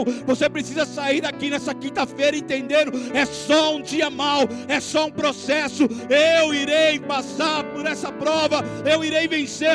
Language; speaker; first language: Portuguese; native; Portuguese